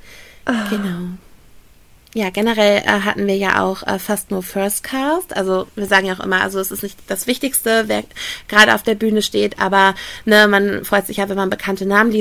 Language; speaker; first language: German; native; German